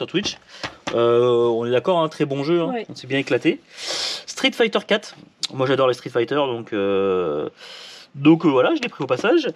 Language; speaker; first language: French; native; French